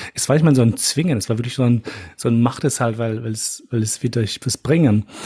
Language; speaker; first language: German; early bilingual, other home language; Albanian